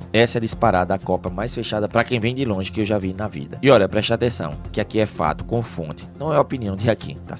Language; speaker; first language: Portuguese; native; Portuguese